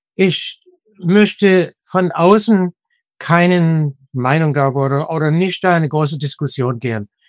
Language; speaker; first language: German; non-native, fluent; English